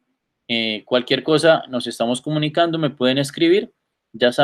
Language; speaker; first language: Spanish; native; Spanish